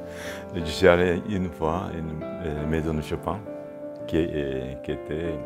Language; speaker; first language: French; non-native, fluent; Japanese